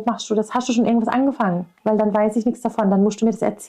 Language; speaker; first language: German; native; German